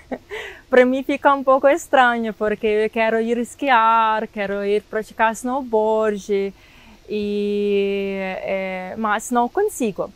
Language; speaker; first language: Portuguese; non-native, fluent; Ukrainian